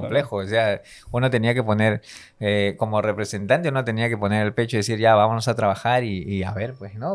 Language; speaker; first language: Spanish; native; Spanish